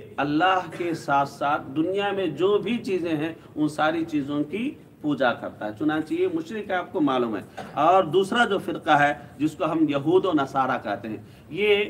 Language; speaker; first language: Urdu; native; Urdu